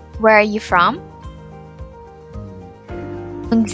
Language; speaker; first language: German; non-native, fluent; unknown